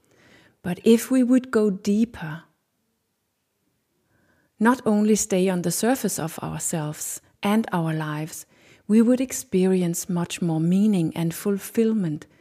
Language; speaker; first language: English; non-native, fluent; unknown